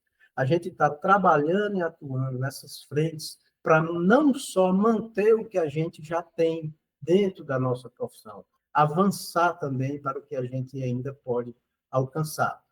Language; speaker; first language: Portuguese; native; Portuguese